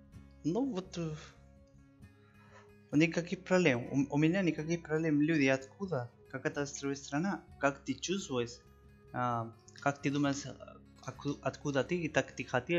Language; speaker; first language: Russian; non-native, learner; Spanish